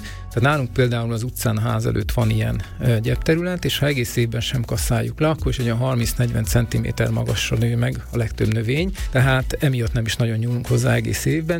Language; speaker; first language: Hungarian; native; Hungarian